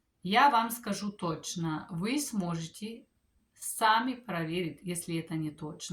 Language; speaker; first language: Russian; non-native, fluent; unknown